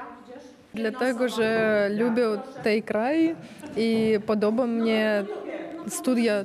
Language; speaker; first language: Polish; non-native, learner; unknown